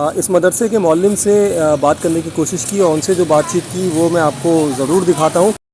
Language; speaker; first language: Urdu; native; Urdu